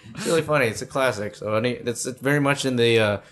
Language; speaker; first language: English; early bilingual, other home language; Filipino